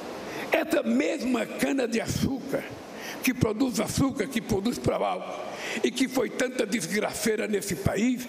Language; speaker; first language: Portuguese; native; Portuguese